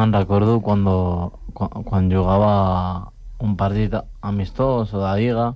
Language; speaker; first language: Catalan; non-native, local second language; Spanish